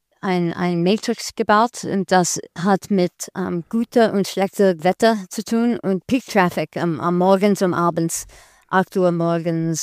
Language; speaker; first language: German; non-native, learner; English